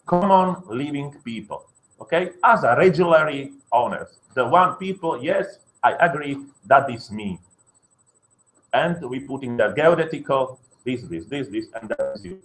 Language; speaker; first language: English; non-native, learner; Slovak